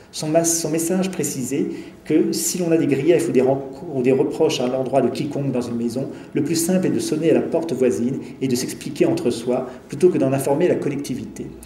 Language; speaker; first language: French; native; French